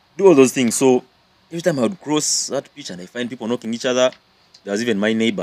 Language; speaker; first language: English; non-native, local second language; Nyankole